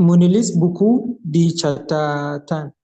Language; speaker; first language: Indonesian; non-native, learner; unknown